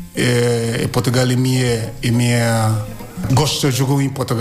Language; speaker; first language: Portuguese; non-native, learner; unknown